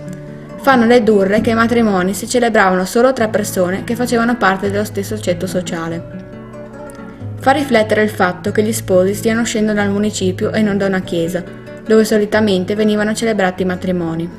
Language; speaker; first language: Italian; native; Italian